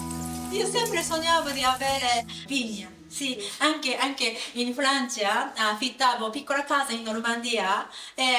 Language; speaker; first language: Italian; non-native, learner; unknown